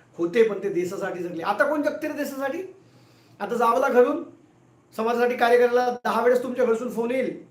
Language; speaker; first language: Marathi; non-native, local second language; Hindi